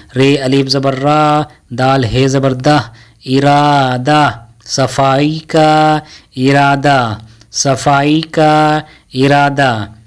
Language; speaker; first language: Urdu; native; Urdu